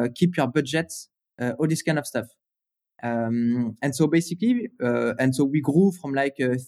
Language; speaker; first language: English; non-native, fluent; French